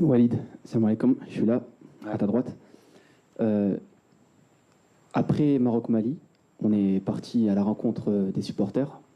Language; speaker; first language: French; native; French